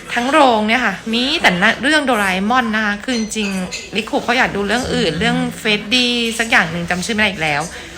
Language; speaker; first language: Thai; native; Thai